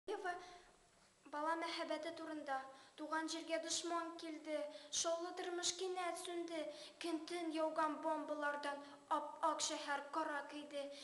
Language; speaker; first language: Tatar; non-native, local second language; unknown